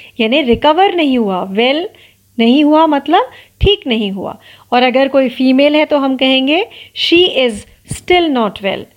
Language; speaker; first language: Hindi; non-native, local second language; Marathi